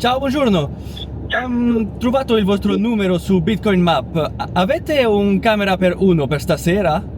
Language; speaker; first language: Italian; non-native, learner; French